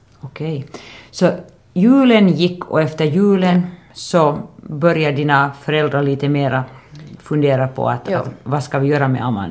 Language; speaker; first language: Swedish; native; Swedish